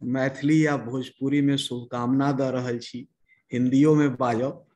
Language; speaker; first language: Hindi; non-native, local second language; Bhojpuri